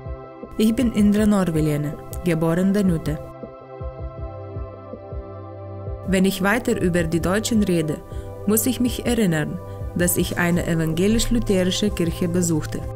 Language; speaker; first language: German; non-native, fluent; Lithuanian